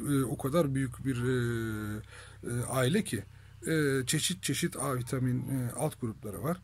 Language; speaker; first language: Turkish; native; Turkish